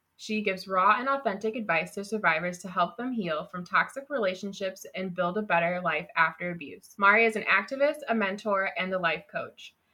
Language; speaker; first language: English; native; English